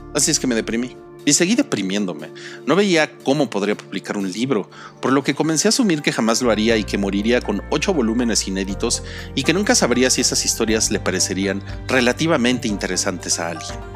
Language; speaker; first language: Spanish; native; Spanish